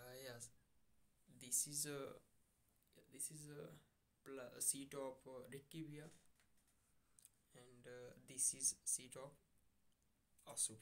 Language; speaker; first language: English; non-native, learner; Hindi